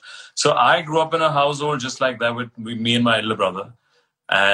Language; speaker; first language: English; non-native, local second language; Hindi